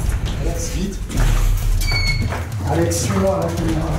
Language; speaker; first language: French; native; French